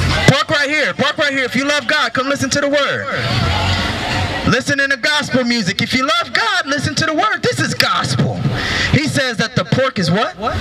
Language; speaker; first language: English; native; English